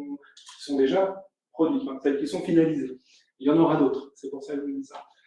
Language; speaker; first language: French; native; French